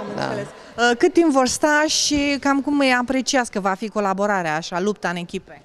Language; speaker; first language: Romanian; native; Romanian